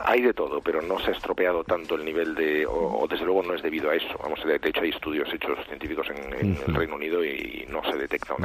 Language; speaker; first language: Spanish; native; Spanish